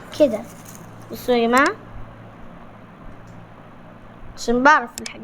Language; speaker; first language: Arabic; native; Arabic